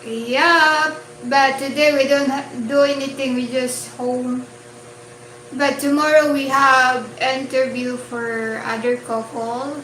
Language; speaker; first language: English; non-native, local second language; Filipino